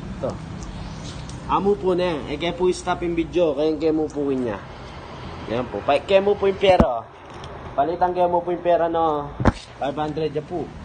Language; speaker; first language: Filipino; non-native, local second language; Pampanga